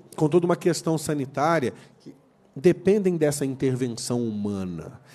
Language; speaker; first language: Portuguese; native; Portuguese